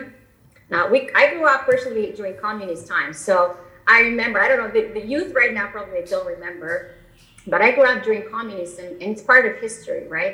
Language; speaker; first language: English; non-native, fluent; Albanian